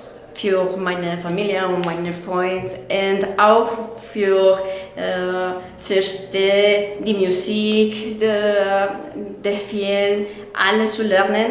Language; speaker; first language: German; non-native, learner; Spanish